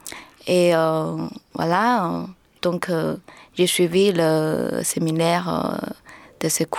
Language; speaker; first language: French; non-native, learner; Chinese